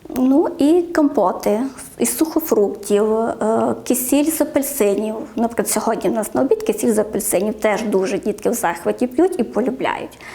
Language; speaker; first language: Ukrainian; native; Ukrainian